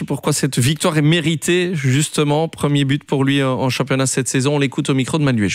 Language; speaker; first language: French; native; French